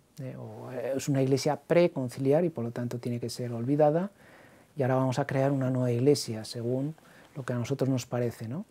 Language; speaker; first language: Spanish; native; Spanish